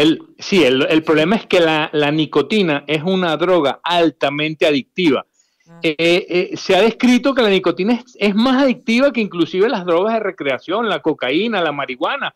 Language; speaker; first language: Spanish; native; Spanish